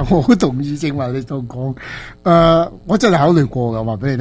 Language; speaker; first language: Chinese; native; Chinese